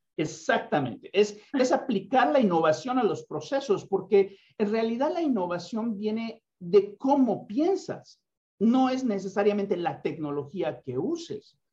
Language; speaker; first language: Spanish; native; Spanish